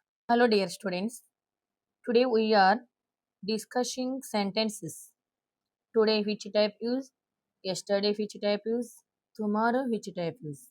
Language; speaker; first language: English; non-native, local second language; Kannada